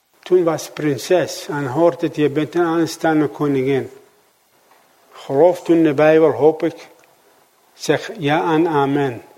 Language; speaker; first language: Dutch; non-native, fluent; Arabic